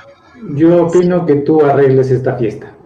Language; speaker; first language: Spanish; native; Spanish